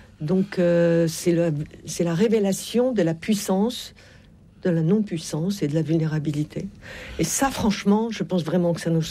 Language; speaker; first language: French; native; French